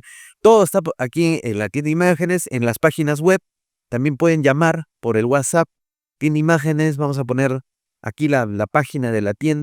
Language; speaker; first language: Spanish; native; Spanish